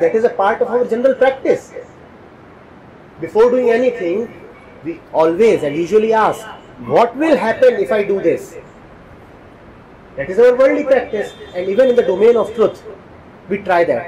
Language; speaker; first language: English; non-native, local second language; Hindi